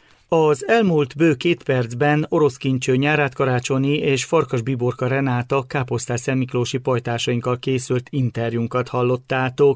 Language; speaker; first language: Hungarian; native; Hungarian